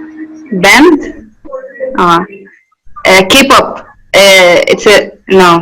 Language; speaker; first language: English; non-native, learner; Arabic